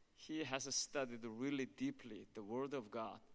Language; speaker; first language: English; non-native, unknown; Korean